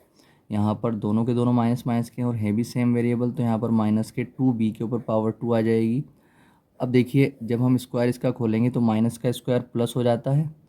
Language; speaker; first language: Hindi; native; Hindi